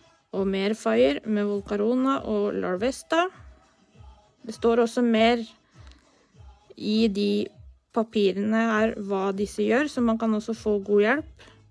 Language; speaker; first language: Norwegian; native; Norwegian